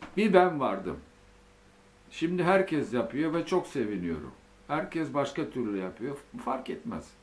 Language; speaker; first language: Turkish; early bilingual, other home language; Finnish